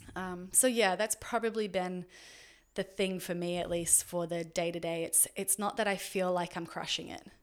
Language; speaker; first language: English; native; English